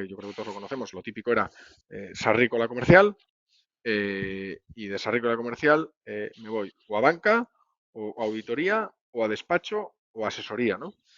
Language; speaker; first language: Spanish; native; Spanish